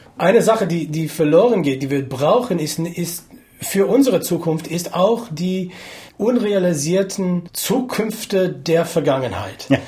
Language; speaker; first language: German; non-native, fluent; English